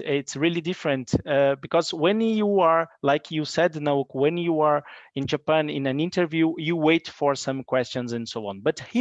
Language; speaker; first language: English; non-native, fluent; Portuguese